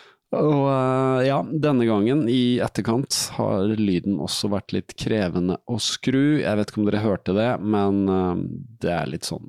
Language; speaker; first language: Norwegian; native; Norwegian